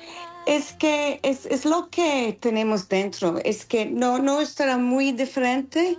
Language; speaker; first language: Spanish; non-native, fluent; English